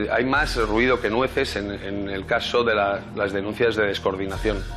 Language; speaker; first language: Spanish; native; Spanish